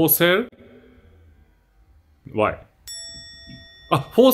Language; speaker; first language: English; non-native, learner; Japanese